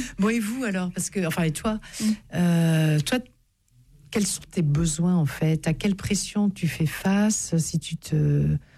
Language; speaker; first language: French; native; French